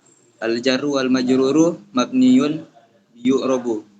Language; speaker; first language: Arabic; non-native, learner; Indonesian